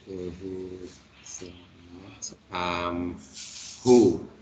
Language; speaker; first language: English; non-native, learner; Vietnamese